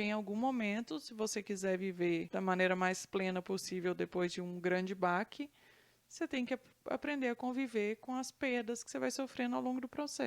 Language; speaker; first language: Portuguese; native; Portuguese